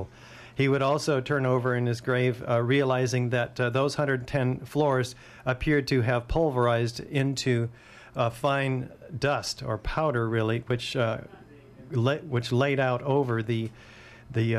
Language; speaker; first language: English; native; English